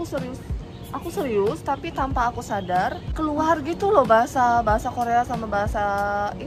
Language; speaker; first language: Indonesian; non-native, fluent; Korean